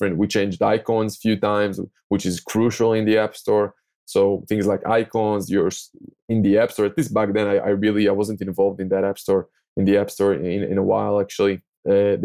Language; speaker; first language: English; non-native, fluent; Hebrew